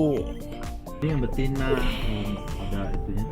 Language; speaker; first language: Indonesian; native; Indonesian